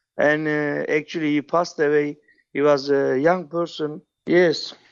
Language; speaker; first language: English; non-native, fluent; Turkish